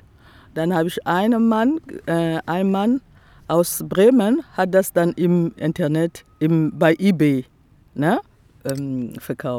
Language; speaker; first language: German; non-native, fluent; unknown